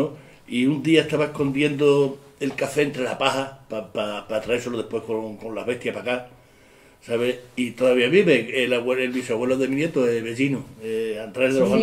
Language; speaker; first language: Spanish; native; Spanish